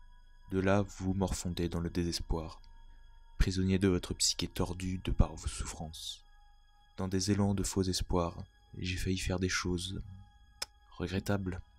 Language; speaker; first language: French; native; French